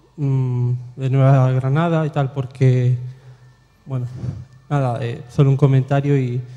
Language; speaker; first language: Spanish; native; Spanish